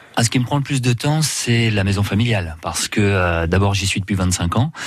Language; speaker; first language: French; native; French